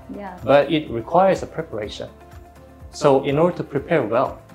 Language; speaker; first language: English; non-native, fluent; Korean